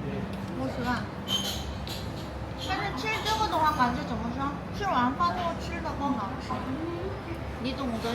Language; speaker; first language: Chinese; non-native, fluent; Korean